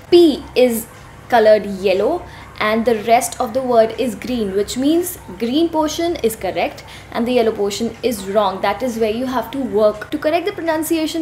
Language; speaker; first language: Hindi; native; Hindi